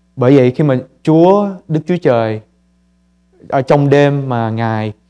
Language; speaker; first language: Vietnamese; early bilingual, heritage; Vietnamese